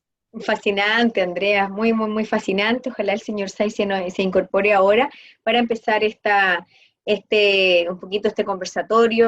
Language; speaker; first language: Spanish; native; Spanish